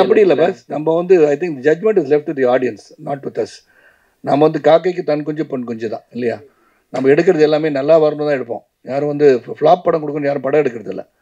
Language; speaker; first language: Tamil; native; Tamil